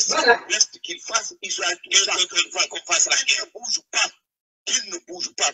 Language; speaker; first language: French; non-native, local second language; Fula